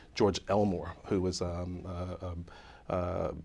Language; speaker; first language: English; native; English